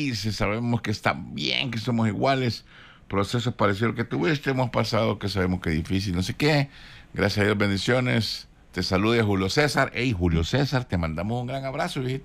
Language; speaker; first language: Spanish; native; Spanish